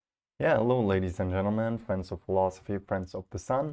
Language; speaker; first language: English; non-native, fluent; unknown